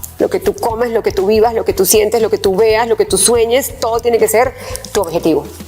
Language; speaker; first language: Spanish; early bilingual, heritage; English